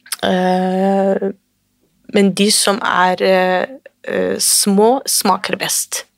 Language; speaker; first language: Norwegian; non-native, fluent; Kurdish